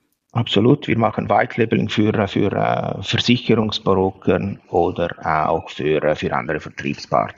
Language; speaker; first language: German; non-native, fluent; Italian